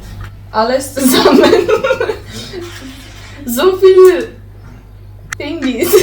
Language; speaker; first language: German; non-native, learner; Slovenian